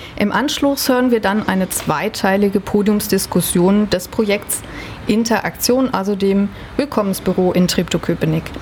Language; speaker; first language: German; native; German